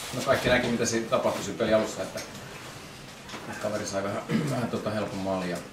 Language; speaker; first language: Finnish; native; Finnish